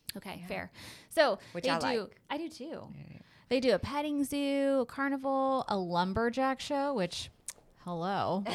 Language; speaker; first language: English; native; English